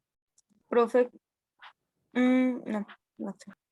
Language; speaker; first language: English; non-native, learner; Spanish